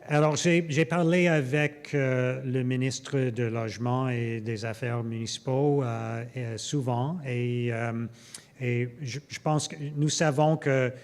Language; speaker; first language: French; non-native, local second language; English